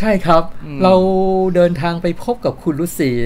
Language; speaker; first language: Thai; native; Thai